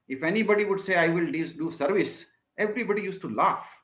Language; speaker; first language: English; non-native, local second language; Hindi